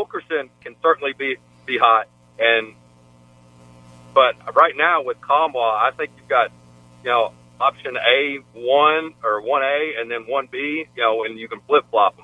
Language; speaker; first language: English; native; English